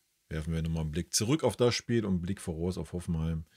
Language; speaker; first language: German; native; German